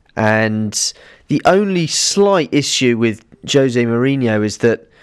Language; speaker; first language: English; native; English